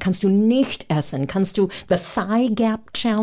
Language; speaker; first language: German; non-native, fluent; English